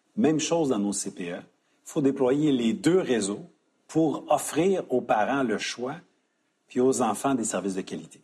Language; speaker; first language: French; native; French